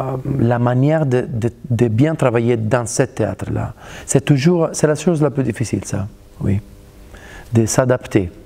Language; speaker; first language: French; non-native, fluent; Italian